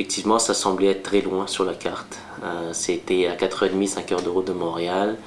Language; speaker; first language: French; non-native, local second language; Malagasy